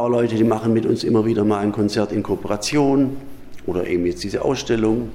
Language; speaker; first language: German; native; German